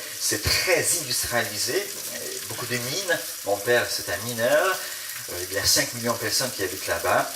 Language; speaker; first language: French; non-native, fluent; Polish